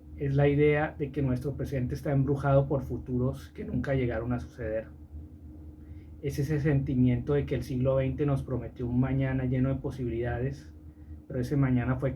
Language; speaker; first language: Spanish; native; Spanish